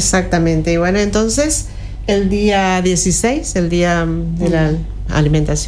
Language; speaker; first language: Spanish; native; Spanish